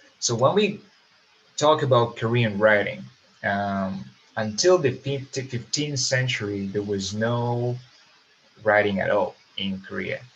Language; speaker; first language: English; non-native, fluent; Russian